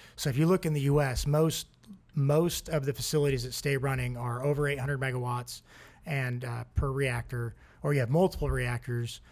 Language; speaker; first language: English; native; English